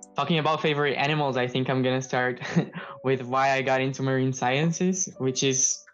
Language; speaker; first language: English; non-native, fluent; Portuguese